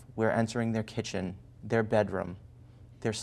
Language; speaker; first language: English; native; English